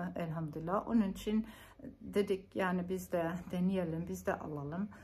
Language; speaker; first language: Turkish; non-native, fluent; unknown